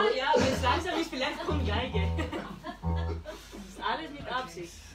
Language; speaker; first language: German; non-native, learner; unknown